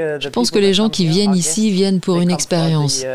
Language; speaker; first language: French; non-native, fluent; Danish